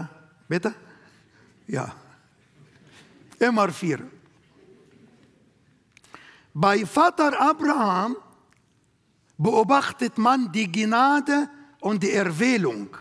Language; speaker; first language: German; non-native, learner; Arabic